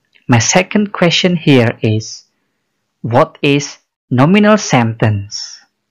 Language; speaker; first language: English; non-native, fluent; Indonesian